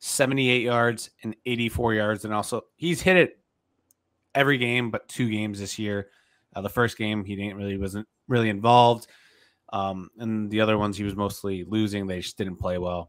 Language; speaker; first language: English; native; English